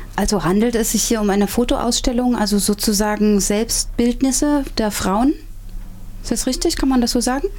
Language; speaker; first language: German; native; German